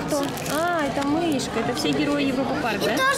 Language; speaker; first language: Russian; native; Russian